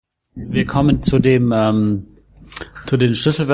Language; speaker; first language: German; native; German